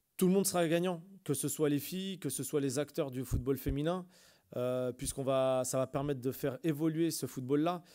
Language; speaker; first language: French; native; French